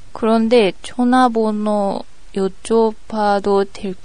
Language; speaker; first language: Korean; non-native, learner; Japanese